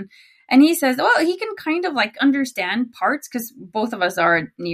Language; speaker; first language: English; non-native, fluent; Norwegian